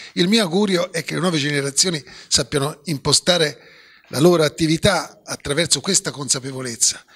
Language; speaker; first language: Italian; native; Italian